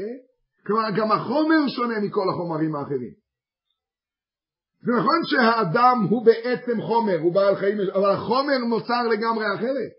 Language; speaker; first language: Hebrew; native; Hebrew